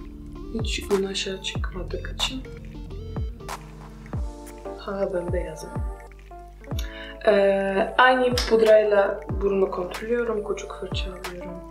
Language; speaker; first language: Turkish; non-native, fluent; Polish